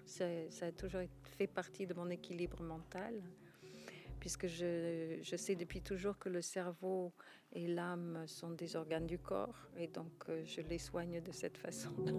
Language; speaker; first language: French; non-native, fluent; English